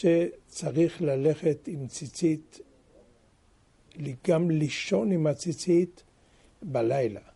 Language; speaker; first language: Hebrew; non-native, fluent; French